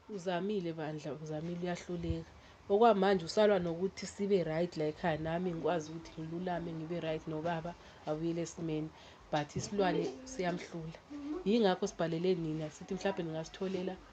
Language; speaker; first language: Zulu; native; Zulu